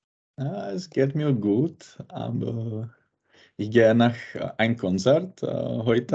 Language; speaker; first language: German; non-native, learner; Czech